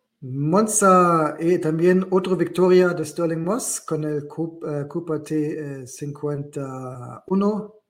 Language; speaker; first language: Spanish; non-native, learner; German